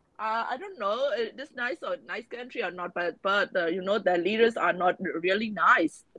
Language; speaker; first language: English; non-native, fluent; Burmese